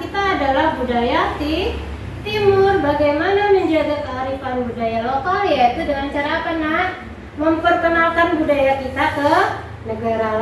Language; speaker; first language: Indonesian; native; Indonesian